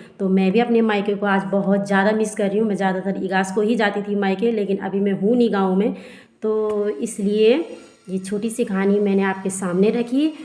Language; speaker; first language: Hindi; non-native, local second language; Garhwali